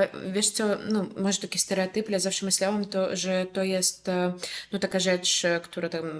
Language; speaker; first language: Polish; non-native, fluent; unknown